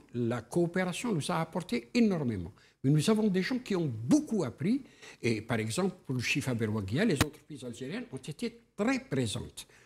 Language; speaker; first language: French; non-native, local second language; Arabic